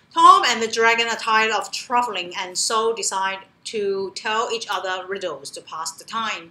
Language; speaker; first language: English; non-native, local second language; Cantonese